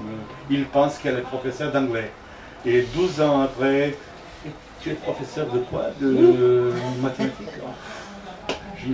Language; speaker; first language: French; non-native, fluent; Portuguese